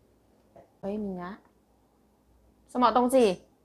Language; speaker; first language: Chinese; non-native, learner; Indonesian